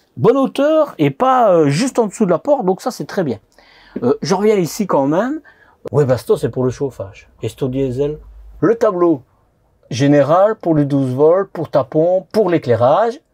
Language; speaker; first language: French; native; French